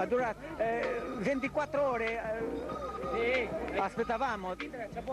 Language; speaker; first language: Italian; non-native, learner; Albanian